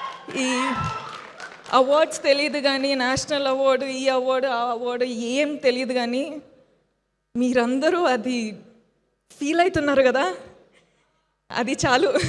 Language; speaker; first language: Telugu; non-native, fluent; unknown